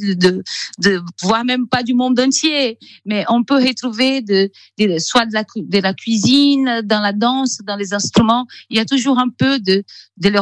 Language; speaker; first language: French; non-native, fluent; Portuguese